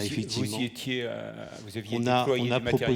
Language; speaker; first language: French; native; French